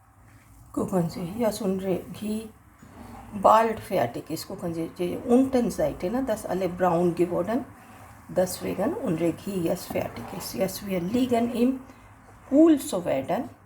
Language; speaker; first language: German; non-native, learner; Hindi